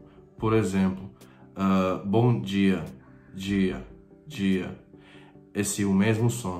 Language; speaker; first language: Portuguese; non-native, fluent; Croatian